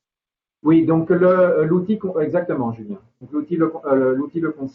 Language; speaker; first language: French; native; French